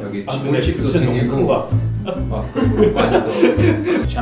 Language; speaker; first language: Korean; non-native, fluent; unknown